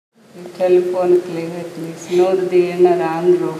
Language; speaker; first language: German; non-native, learner; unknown